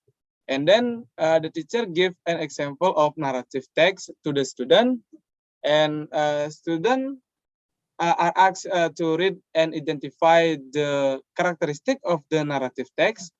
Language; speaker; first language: English; non-native, learner; Indonesian